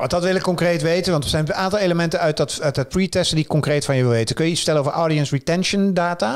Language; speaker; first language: Dutch; native; Dutch